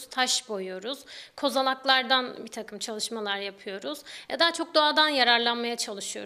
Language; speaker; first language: Turkish; native; Turkish